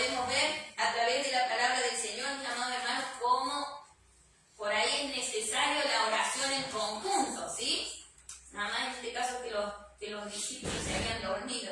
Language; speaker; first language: Spanish; native; Spanish